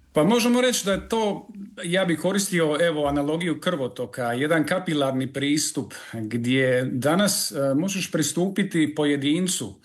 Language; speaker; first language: Serbian; native; Serbian